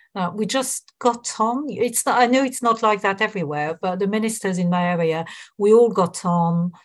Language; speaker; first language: English; non-native, fluent; French